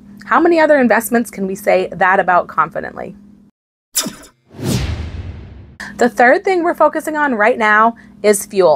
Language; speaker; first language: English; native; English